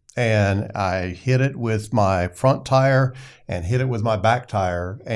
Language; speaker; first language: English; native; English